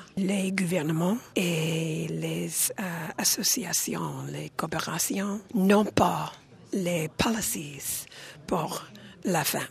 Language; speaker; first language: French; non-native, learner; English